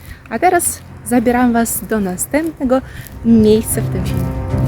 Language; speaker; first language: Polish; non-native, fluent; Russian